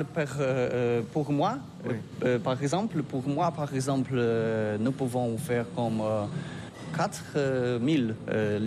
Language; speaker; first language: French; non-native, learner; Polish